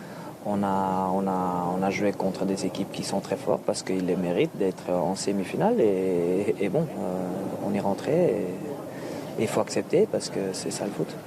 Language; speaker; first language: French; non-native, local second language; Dutch